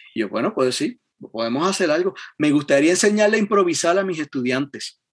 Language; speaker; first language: Spanish; native; Spanish